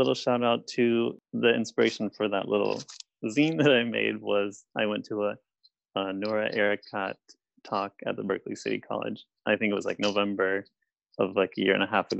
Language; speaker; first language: English; native; English